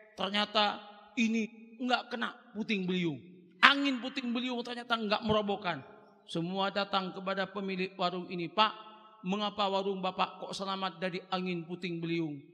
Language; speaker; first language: Indonesian; non-native, local second language; Madurese